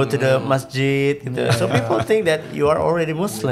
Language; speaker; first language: English; non-native, fluent; Indonesian